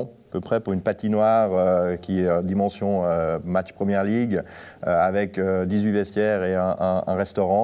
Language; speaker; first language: French; native; French